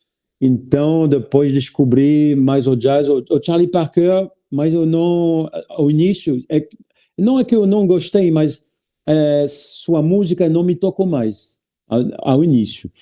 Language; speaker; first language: Portuguese; non-native, learner; French